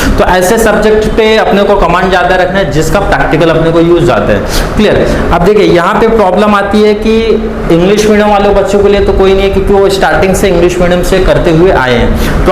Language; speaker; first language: Hindi; native; Hindi